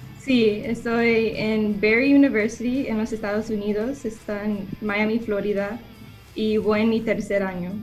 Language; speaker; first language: Spanish; early bilingual, heritage; English